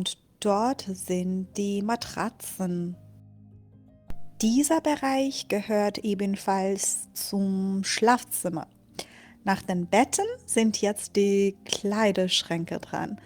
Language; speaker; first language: German; non-native, fluent; Persian